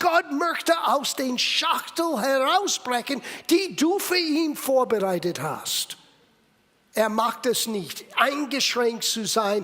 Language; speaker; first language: German; non-native, fluent; English